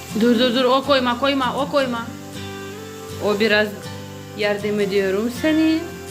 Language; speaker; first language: Turkish; non-native, learner; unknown